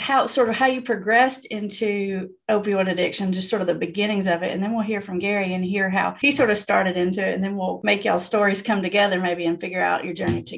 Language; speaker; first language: English; native; English